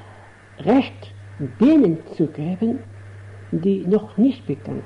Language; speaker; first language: German; non-native, fluent; Arabic